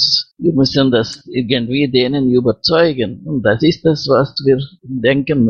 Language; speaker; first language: German; non-native, fluent; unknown